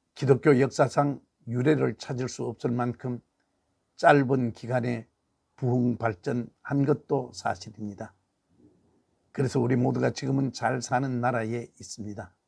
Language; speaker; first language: Korean; native; Korean